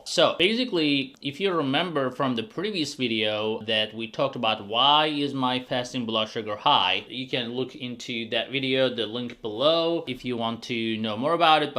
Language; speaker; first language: English; non-native, fluent; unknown